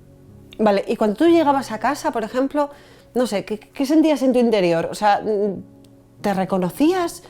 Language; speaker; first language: Spanish; native; Spanish